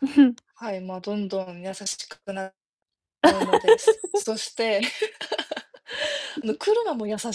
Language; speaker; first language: Japanese; non-native, fluent; Korean